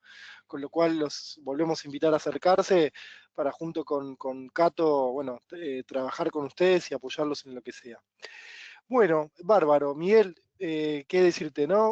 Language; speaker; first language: Spanish; native; Spanish